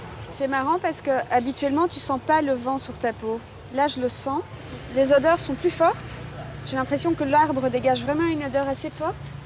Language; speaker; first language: French; native; French